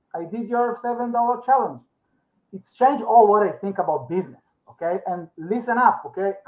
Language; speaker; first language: English; non-native, learner; Hebrew